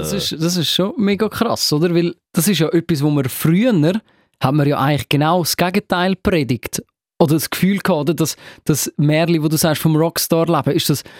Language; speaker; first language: German; native; German